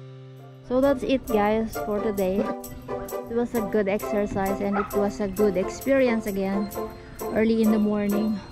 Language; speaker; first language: English; non-native, learner; Filipino